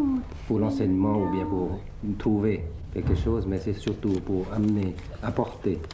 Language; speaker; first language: French; early bilingual, other home language; Thai